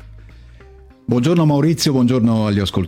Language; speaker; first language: Italian; native; Italian